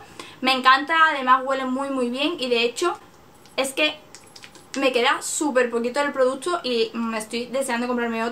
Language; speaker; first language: Spanish; native; Spanish